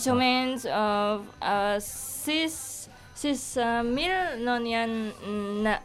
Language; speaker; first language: Catalan; non-native, learner; Indonesian